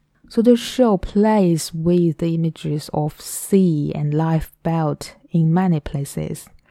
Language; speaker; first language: English; non-native, fluent; Chinese